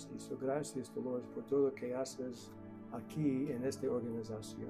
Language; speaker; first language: Spanish; non-native, learner; English